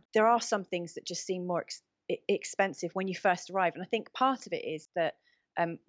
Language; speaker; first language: English; native; English